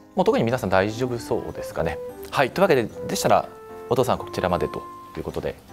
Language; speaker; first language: Japanese; native; Japanese